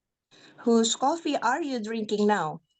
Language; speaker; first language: English; non-native, learner; Indonesian